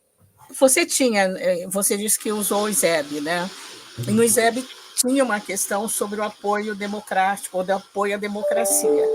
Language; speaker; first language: Portuguese; native; Portuguese